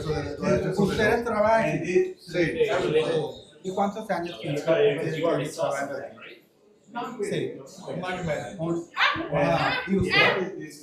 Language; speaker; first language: Spanish; non-native, learner; English